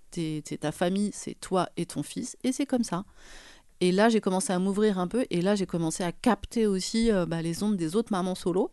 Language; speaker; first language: French; native; French